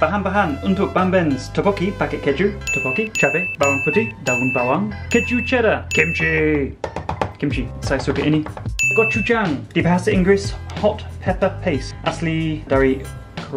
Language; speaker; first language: Indonesian; non-native, learner; English